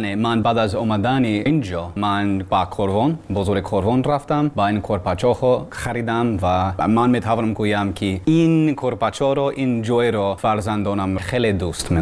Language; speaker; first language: Tajik; non-native, learner; English